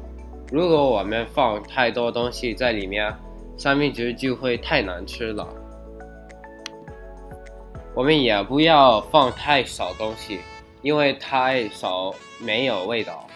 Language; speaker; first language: Chinese; non-native, learner; English